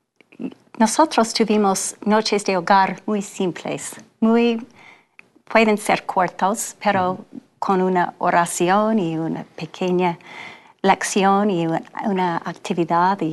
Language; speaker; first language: Spanish; non-native, fluent; English